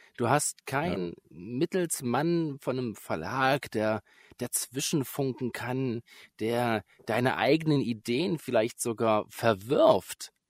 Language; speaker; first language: German; native; German